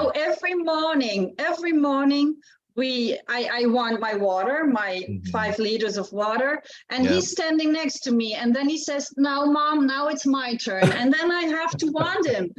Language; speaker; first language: English; non-native, fluent; Dutch